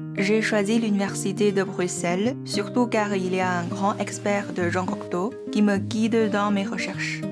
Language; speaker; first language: French; non-native, fluent; Chinese